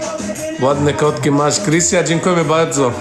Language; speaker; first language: Polish; non-native, learner; Arabic